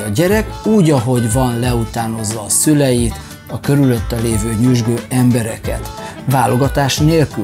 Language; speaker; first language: Hungarian; native; Hungarian